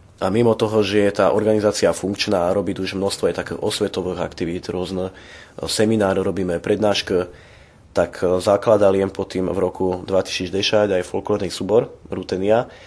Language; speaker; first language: Slovak; non-native, local second language; Rusyn